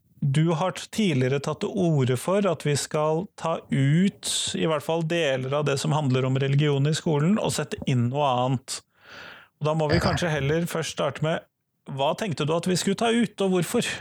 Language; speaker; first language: Norwegian; native; Norwegian